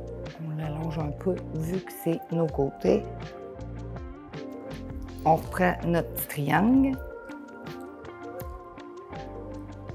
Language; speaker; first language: French; native; French